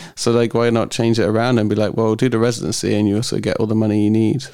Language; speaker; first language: English; native; English